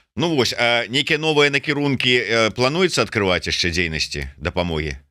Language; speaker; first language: Belarusian; native; Belarusian